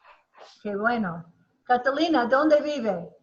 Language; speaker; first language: Spanish; non-native, learner; English